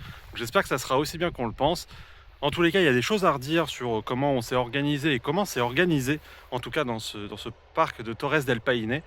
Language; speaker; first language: French; native; French